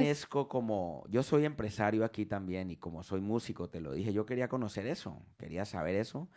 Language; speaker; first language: Spanish; native; Spanish